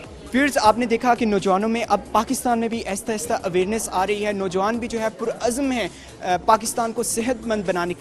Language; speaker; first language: Urdu; native; Urdu